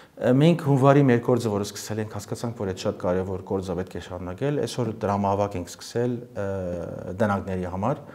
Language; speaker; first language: Armenian; early bilingual, heritage; Armenian